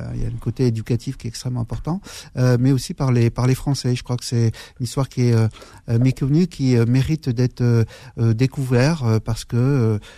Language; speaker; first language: French; early bilingual, other home language; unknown